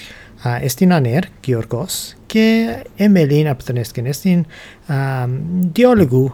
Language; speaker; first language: Greek; non-native, learner; English